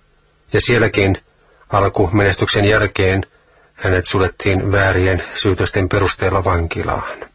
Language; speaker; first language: Finnish; native; Finnish